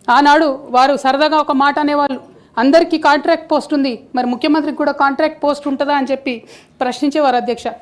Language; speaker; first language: Telugu; native; Telugu